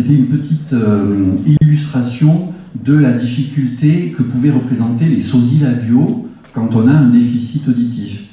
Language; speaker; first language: French; native; French